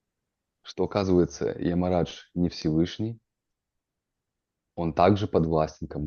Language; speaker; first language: Russian; native; Russian